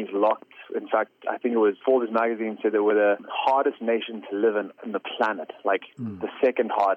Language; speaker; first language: English; native; English